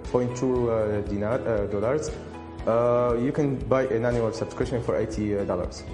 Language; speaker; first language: English; non-native, fluent; Arabic